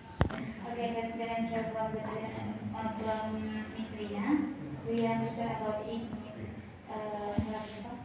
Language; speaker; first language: English; non-native, learner; Indonesian